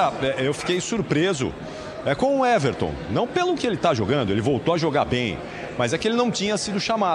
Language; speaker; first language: Portuguese; native; Portuguese